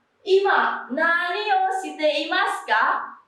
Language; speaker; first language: Japanese; non-native, fluent; Indonesian